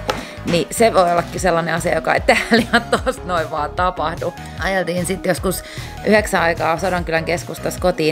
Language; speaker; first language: Finnish; native; Finnish